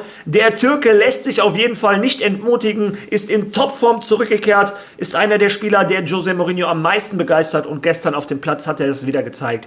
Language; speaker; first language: German; native; German